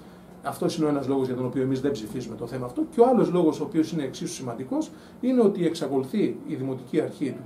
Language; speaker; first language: Greek; native; Greek